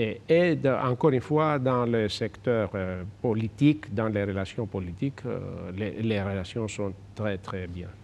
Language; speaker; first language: French; non-native, fluent; Greek